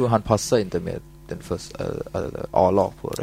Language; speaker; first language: Swedish; non-native, fluent; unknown